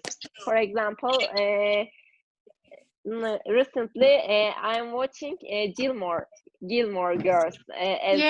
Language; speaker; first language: English; non-native, learner; Turkish